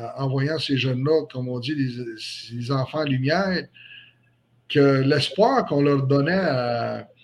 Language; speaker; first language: French; native; French